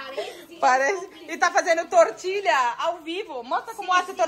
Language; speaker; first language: Portuguese; native; Portuguese